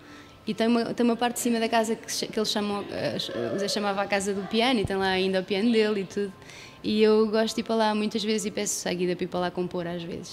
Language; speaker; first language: Portuguese; native; Portuguese